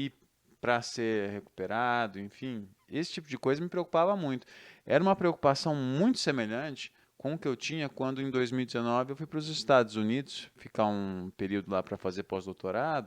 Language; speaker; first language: Portuguese; native; Portuguese